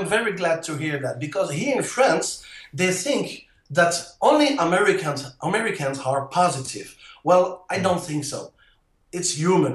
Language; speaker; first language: English; non-native, fluent; French